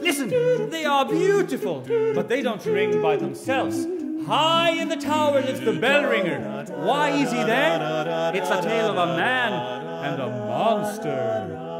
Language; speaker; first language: English; non-native, fluent; Swedish